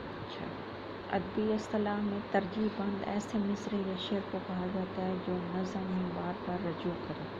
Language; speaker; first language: Urdu; non-native, local second language; Punjabi